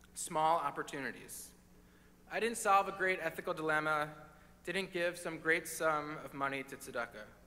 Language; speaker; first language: English; native; English